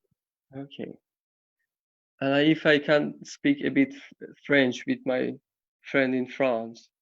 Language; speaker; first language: English; non-native, learner; Persian